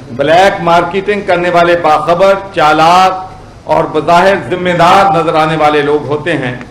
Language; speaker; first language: Urdu; non-native, local second language; Punjabi